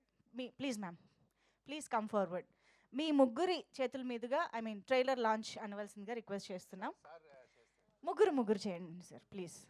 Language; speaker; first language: Telugu; native; Telugu